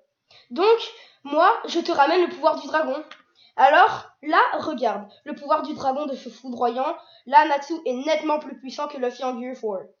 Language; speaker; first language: French; native; French